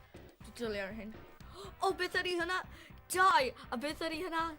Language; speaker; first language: Welsh; non-native, local second language; English